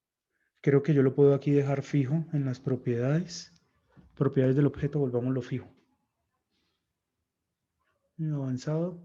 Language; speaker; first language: Spanish; native; Spanish